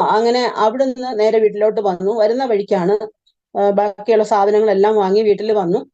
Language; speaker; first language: Malayalam; native; Malayalam